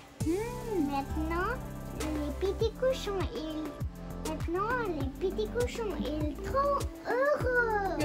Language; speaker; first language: French; early bilingual, other home language; Bangla